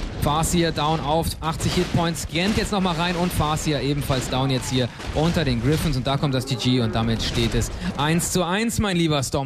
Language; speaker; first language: German; native; German